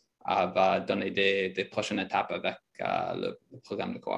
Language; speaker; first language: French; non-native, fluent; English